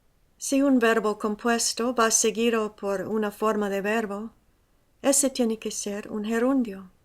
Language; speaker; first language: Spanish; non-native, fluent; English